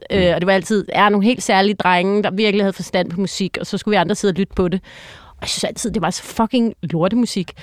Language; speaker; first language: Danish; native; Danish